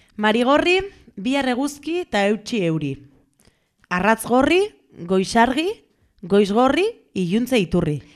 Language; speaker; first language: Basque; non-native, local second language; Spanish